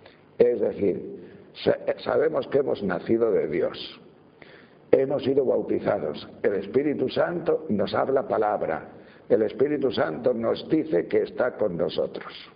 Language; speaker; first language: Spanish; native; Spanish